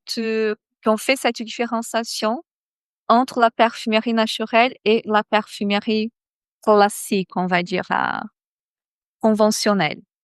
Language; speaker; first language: French; non-native, fluent; Portuguese